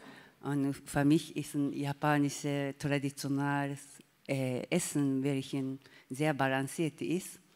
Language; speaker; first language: German; non-native, learner; Japanese